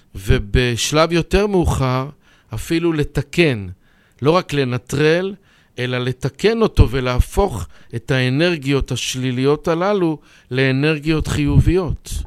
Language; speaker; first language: Hebrew; native; Hebrew